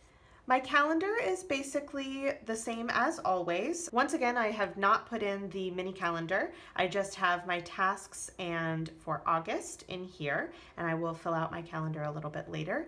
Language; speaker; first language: English; native; English